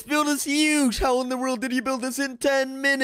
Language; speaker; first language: English; native; English